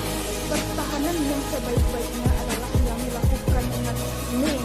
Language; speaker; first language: Indonesian; non-native, local second language; Minangkabau